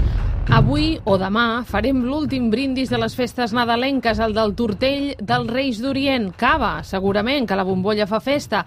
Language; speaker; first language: Catalan; native; Catalan